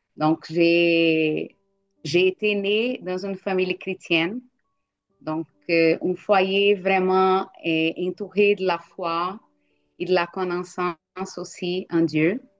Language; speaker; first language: French; non-native, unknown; Portuguese